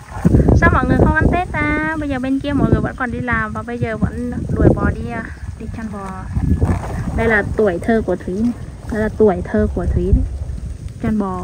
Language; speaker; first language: Vietnamese; native; Vietnamese